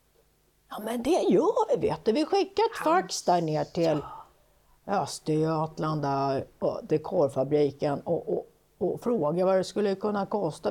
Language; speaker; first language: Swedish; native; Swedish